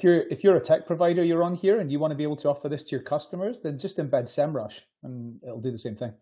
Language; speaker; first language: English; native; English